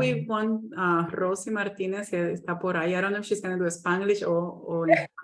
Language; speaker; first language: Spanish; native; Spanish